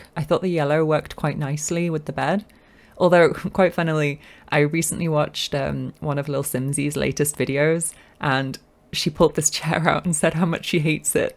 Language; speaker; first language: English; native; English